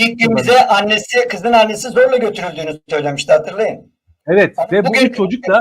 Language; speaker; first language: Turkish; native; Turkish